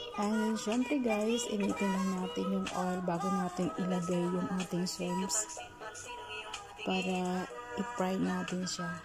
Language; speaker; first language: Filipino; non-native, local second language; Bikol